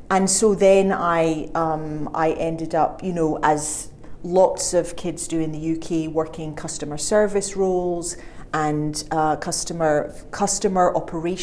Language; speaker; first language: English; native; English